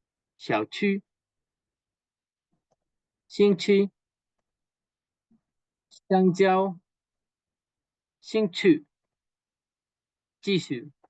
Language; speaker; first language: Chinese; non-native, fluent; Spanish